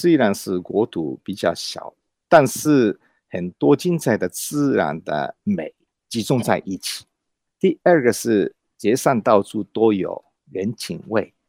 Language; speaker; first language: Chinese; non-native, fluent; Japanese